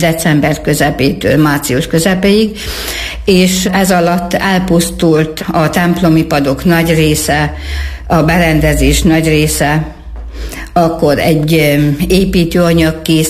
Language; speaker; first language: Hungarian; native; Hungarian